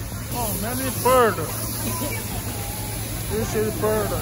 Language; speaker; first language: English; non-native, learner; Chinese